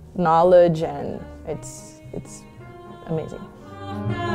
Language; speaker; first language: English; non-native, fluent; Portuguese